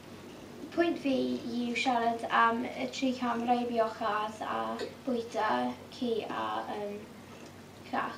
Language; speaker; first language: Welsh; non-native, local second language; English